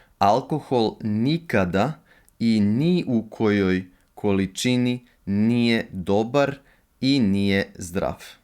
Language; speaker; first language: Serbian; native; Serbian